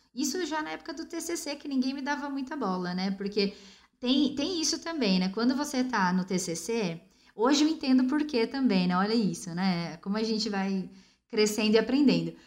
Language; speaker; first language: Portuguese; native; Portuguese